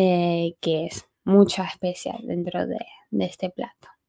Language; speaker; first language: Spanish; non-native, fluent; Chinese